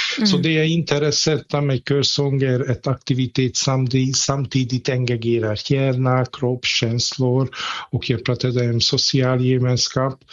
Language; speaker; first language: Swedish; non-native, fluent; Hungarian